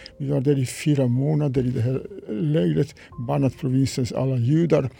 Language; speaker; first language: Swedish; non-native, fluent; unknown